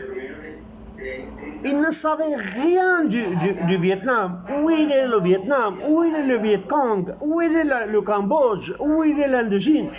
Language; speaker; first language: French; non-native, local second language; Arabic